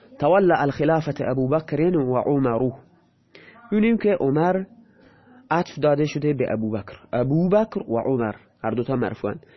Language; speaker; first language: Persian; non-native, local second language; Baluchi